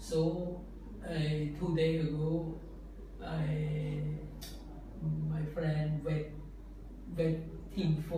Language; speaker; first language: English; non-native, learner; Khmer